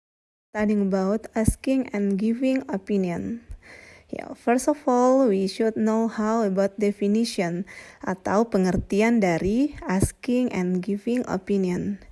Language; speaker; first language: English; non-native, fluent; Indonesian